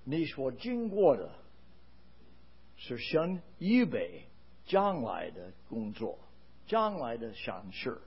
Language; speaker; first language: Chinese; non-native, fluent; English